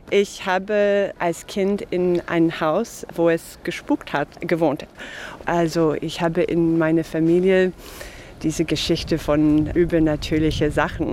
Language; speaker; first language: German; non-native, fluent; English